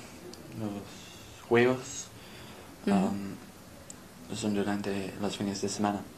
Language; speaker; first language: Spanish; non-native, learner; English